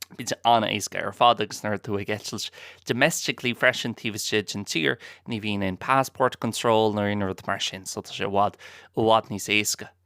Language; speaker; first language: Irish; non-native, local second language; English